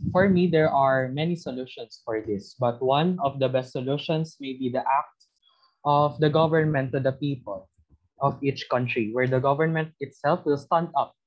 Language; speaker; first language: English; non-native, local second language; Filipino